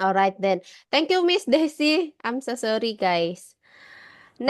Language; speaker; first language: English; non-native, learner; Indonesian